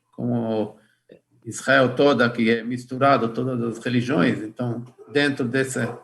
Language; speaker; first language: Portuguese; non-native, fluent; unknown